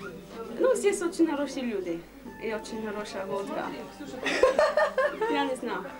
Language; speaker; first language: Russian; non-native, learner; English